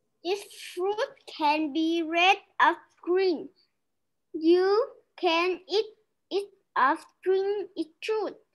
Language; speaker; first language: English; non-native, learner; Vietnamese